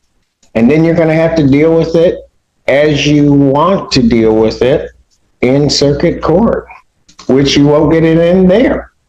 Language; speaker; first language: English; native; English